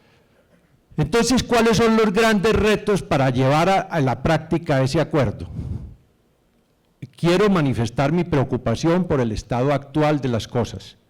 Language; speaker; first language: Spanish; native; Spanish